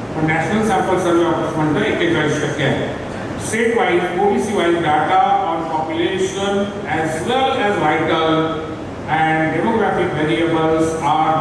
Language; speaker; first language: English; non-native, local second language; Marathi